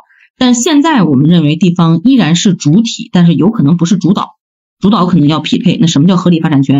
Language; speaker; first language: Chinese; native; Chinese